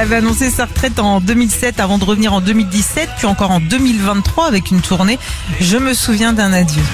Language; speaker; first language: French; native; French